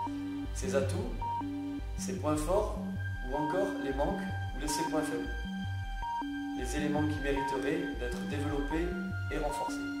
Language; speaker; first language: French; native; French